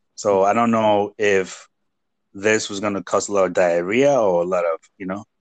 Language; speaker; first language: English; non-native, local second language; Igbo